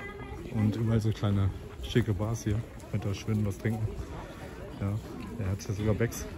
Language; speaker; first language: German; native; German